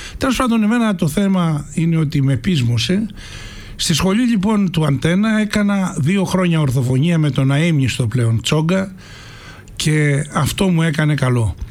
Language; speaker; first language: Greek; native; Greek